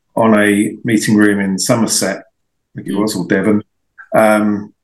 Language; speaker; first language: English; native; English